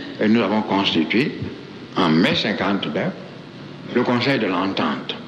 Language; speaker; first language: French; non-native, local second language; Baoulé